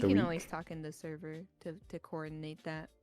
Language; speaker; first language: English; native; English